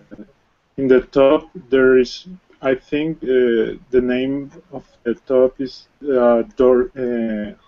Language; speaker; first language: English; non-native, learner; Spanish